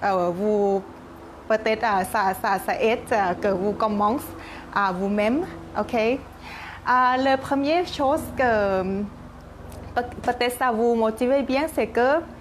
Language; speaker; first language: French; non-native, learner; Thai